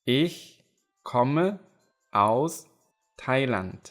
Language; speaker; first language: German; non-native, fluent; Thai